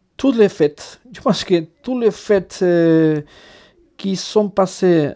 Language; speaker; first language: French; non-native, fluent; Basque